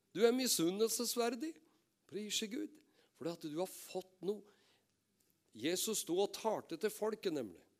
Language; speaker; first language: Norwegian; native; Norwegian